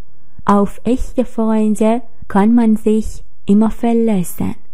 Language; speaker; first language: German; non-native, fluent; Persian